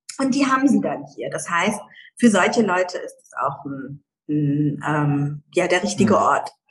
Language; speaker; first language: German; early bilingual, other home language; Persian